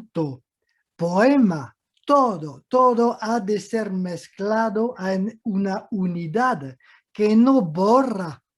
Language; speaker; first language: Spanish; non-native, fluent; French